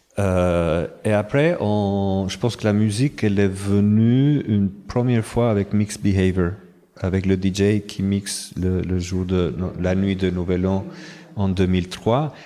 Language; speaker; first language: French; non-native, fluent; Albanian